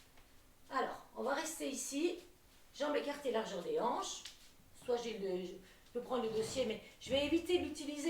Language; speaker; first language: French; native; French